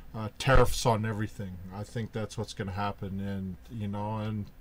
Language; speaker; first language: English; native; English